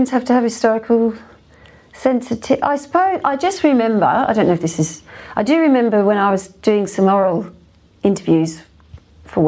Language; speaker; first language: English; native; English